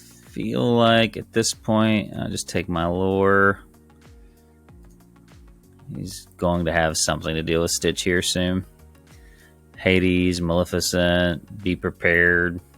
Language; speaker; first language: English; native; English